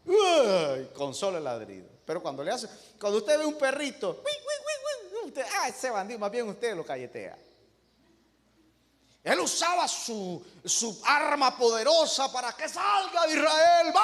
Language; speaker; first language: Spanish; native; Spanish